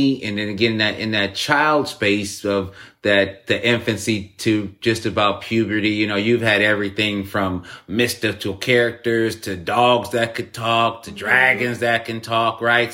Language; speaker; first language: English; native; English